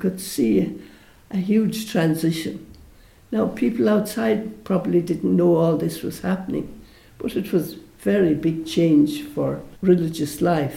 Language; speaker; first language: English; native; English